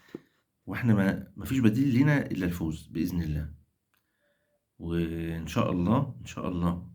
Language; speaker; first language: Arabic; native; Arabic